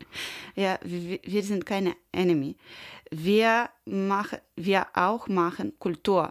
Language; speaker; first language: German; non-native, learner; Ukrainian